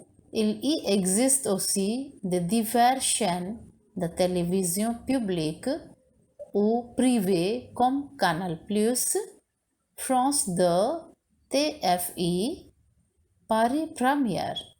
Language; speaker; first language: French; non-native, learner; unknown